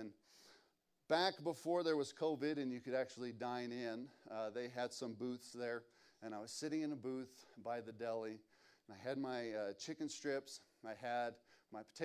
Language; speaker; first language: English; native; English